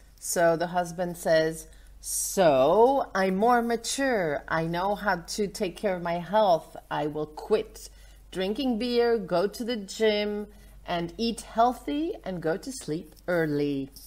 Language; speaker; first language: English; non-native, fluent; Vietnamese